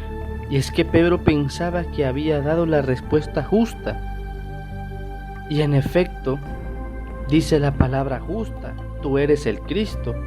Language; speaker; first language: Spanish; native; Spanish